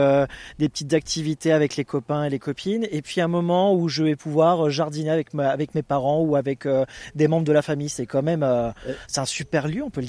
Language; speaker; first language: French; native; French